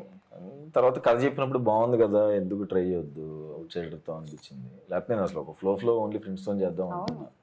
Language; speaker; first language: Telugu; native; Telugu